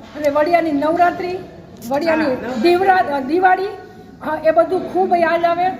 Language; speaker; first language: Gujarati; native; Gujarati